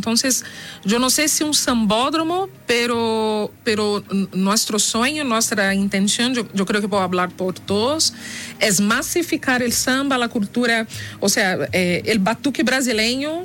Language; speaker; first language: Spanish; non-native, fluent; Portuguese